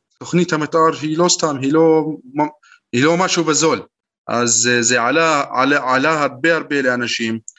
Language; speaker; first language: Hebrew; non-native, local second language; Arabic